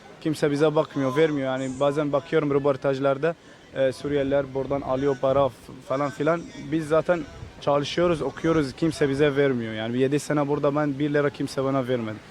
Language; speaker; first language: Turkish; non-native, learner; Arabic